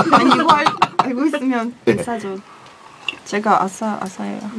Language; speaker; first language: Korean; non-native, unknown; Russian